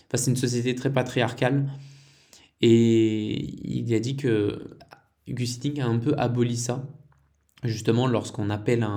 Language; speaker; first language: French; native; French